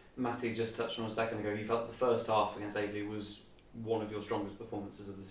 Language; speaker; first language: English; native; English